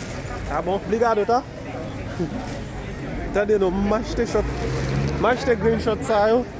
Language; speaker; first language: Portuguese; non-native, learner; Haitian Creole